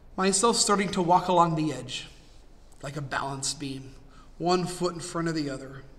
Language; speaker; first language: English; native; English